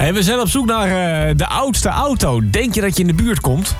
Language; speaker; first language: Dutch; native; Dutch